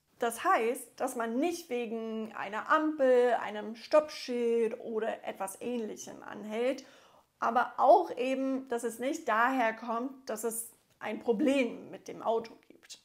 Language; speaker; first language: German; non-native, fluent; English